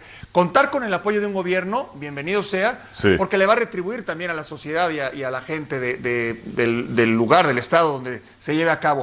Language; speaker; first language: Spanish; native; Spanish